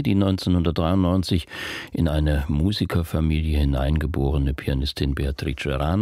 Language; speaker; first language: German; native; German